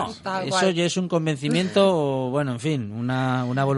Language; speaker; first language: Spanish; native; Spanish